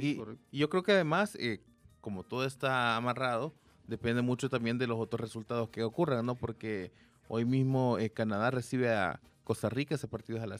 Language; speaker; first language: Spanish; native; Spanish